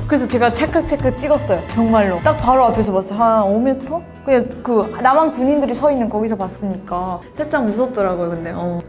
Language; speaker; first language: Korean; native; Korean